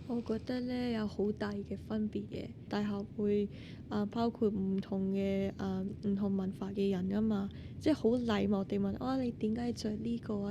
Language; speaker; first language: Cantonese; non-native, fluent; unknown